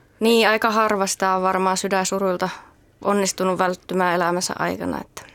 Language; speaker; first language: Finnish; native; Finnish